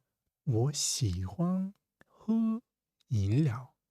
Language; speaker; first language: Chinese; non-native, fluent; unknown